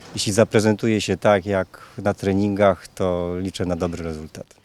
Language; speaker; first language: Polish; native; Polish